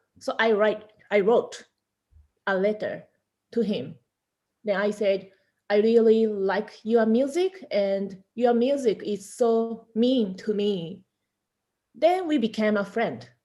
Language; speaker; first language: English; non-native, learner; Japanese